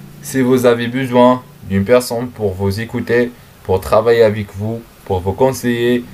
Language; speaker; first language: French; non-native, learner; Arabic